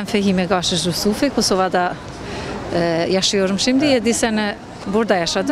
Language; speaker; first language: Turkish; non-native, fluent; Albanian